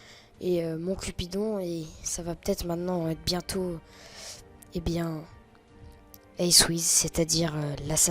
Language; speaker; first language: French; native; French